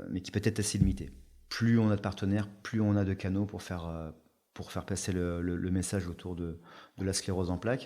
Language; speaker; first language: French; native; French